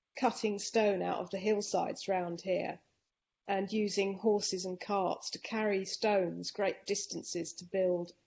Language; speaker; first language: English; non-native, fluent; Dutch